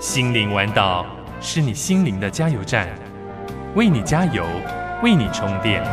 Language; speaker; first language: Chinese; native; Chinese